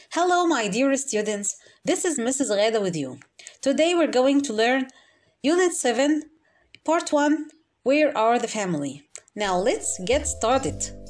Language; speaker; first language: English; non-native, fluent; Arabic